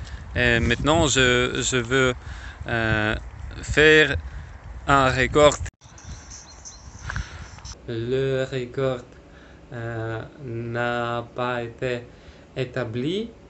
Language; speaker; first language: French; non-native, learner; Russian